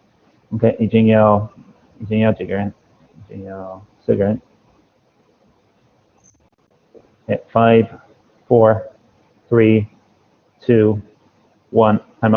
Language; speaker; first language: Chinese; non-native, fluent; English